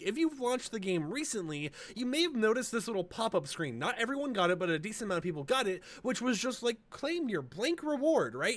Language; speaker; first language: English; native; English